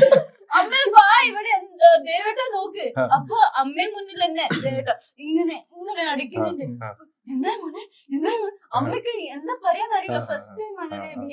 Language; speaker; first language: Malayalam; non-native, learner; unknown